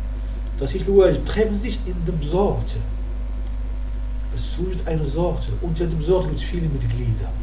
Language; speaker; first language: German; non-native, learner; Arabic